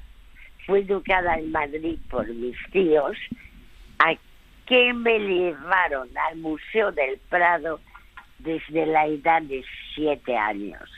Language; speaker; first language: Spanish; early bilingual, other home language; French